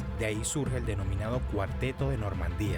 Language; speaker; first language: Spanish; native; Spanish